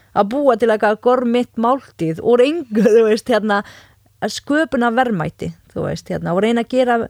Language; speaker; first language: Icelandic; non-native, fluent; Arabic